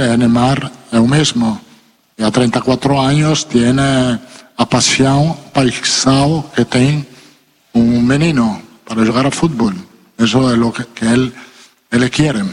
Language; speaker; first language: Portuguese; non-native, learner; Italian